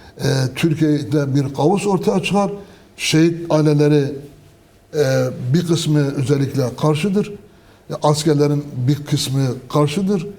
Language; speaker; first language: Turkish; non-native, local second language; Kurdish